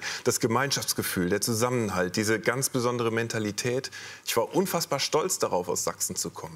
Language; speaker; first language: German; native; German